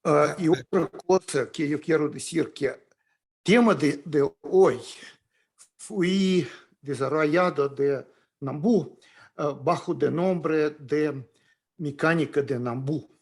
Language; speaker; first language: Spanish; non-native, fluent; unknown